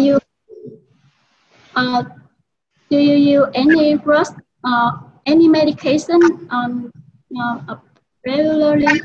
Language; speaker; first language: English; non-native, learner; Vietnamese